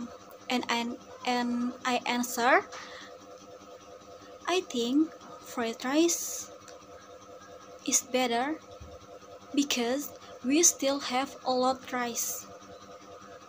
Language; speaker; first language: English; non-native, learner; Indonesian